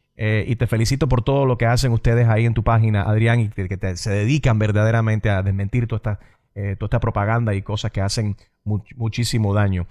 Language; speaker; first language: Spanish; early bilingual, heritage; Spanish